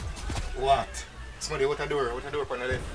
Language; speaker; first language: English; non-native, local second language; Jamaican Creole English